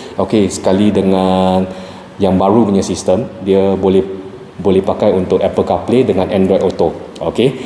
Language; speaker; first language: Malay; non-native, local second language; Chinese